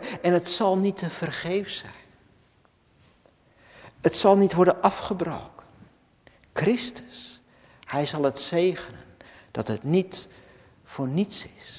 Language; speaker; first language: Dutch; native; Dutch